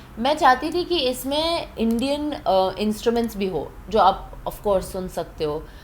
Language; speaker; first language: Hindi; non-native, fluent; Persian